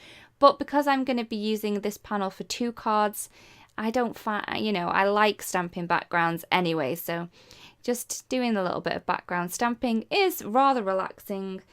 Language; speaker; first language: English; native; English